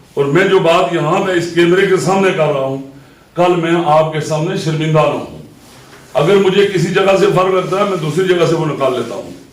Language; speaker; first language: Urdu; non-native, local second language; Pahari-Potwari